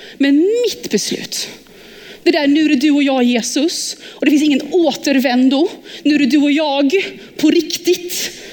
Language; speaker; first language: Swedish; early bilingual, heritage; Swedish